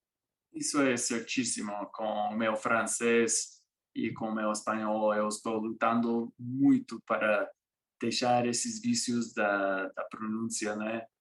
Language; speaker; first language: Portuguese; non-native, fluent; English